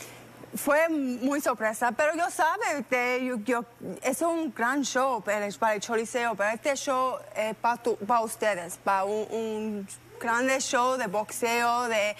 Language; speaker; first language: Spanish; early bilingual, heritage; Spanish